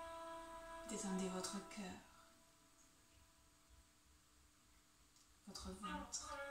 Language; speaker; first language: French; native; French